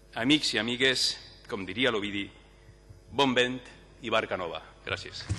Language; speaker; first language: Catalan; non-native, local second language; Spanish